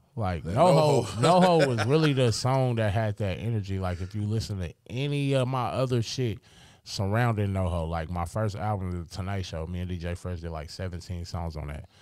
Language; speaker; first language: English; native; English